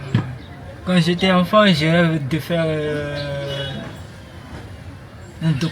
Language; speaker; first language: French; non-native, local second language; Malagasy